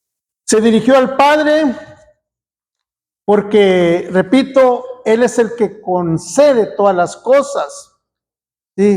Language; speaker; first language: Spanish; native; Spanish